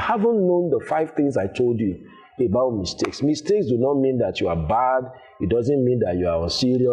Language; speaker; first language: English; non-native, local second language; Yoruba